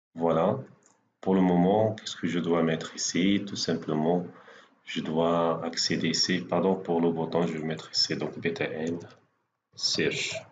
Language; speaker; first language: French; non-native, local second language; Arabic